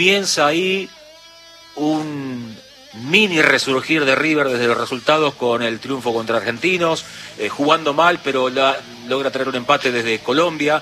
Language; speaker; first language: Spanish; native; Spanish